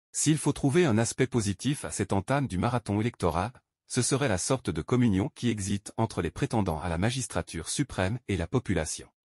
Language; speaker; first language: French; non-native, local second language; Arabic